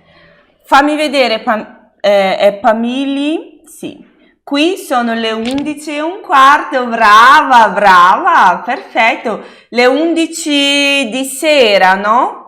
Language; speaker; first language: Italian; non-native, fluent; Portuguese